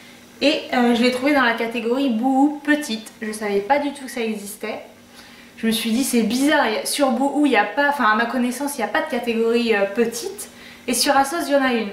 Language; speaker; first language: French; native; French